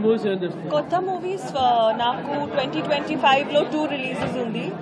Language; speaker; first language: Telugu; non-native, learner; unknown